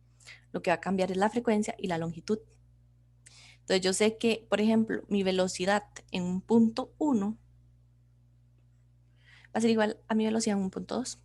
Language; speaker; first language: Spanish; native; Spanish